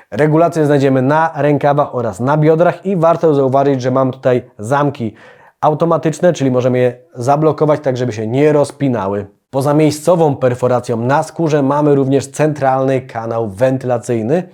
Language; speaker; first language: Polish; native; Polish